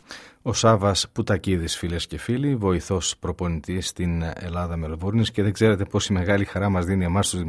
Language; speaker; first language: Greek; native; Greek